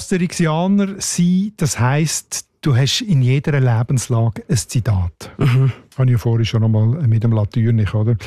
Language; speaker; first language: German; native; German